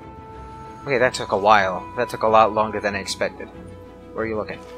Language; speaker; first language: English; native; English